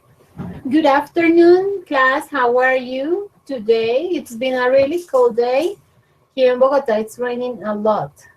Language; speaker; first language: English; non-native, fluent; Spanish